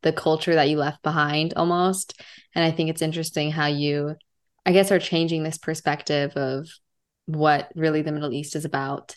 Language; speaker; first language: English; native; English